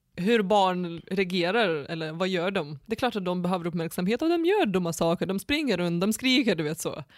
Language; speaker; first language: Swedish; non-native, fluent; Lithuanian